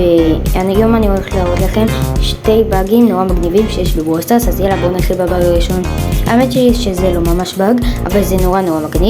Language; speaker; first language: Hebrew; native; Hebrew